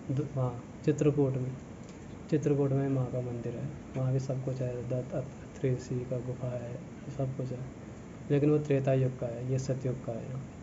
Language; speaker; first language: Hindi; native; Hindi